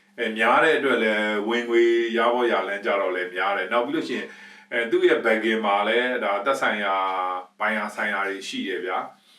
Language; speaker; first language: Burmese; native; Burmese